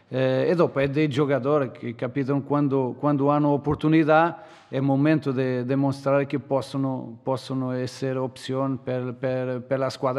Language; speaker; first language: Italian; non-native, learner; Portuguese